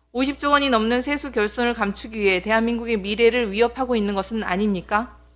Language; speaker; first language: Korean; native; Korean